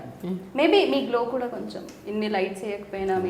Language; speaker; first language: Telugu; native; Telugu